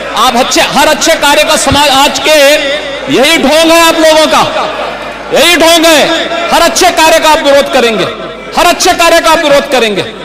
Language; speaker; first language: Hindi; native; Hindi